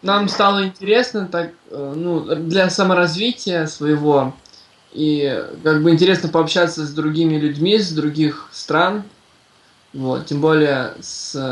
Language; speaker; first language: Russian; native; Russian